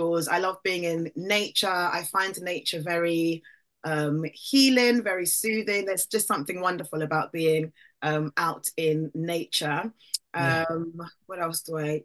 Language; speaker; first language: English; native; English